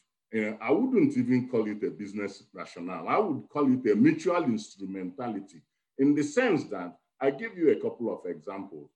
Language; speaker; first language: English; non-native, local second language; Igbo